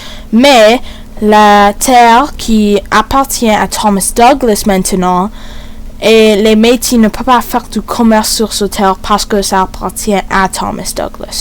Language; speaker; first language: French; non-native, learner; English